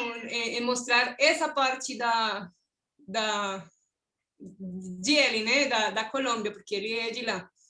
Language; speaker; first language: Portuguese; non-native, fluent; Spanish